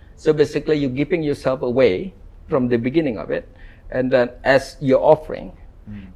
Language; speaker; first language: English; non-native, fluent; Indonesian